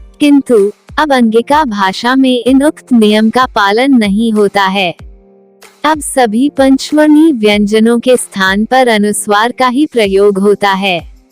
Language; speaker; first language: Hindi; non-native, local second language; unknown